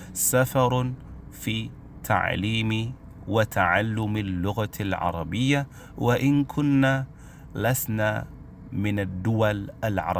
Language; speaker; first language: Arabic; non-native, fluent; Indonesian